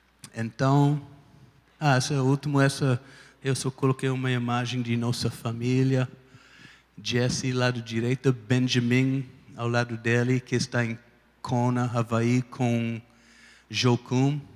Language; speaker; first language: Portuguese; non-native, fluent; English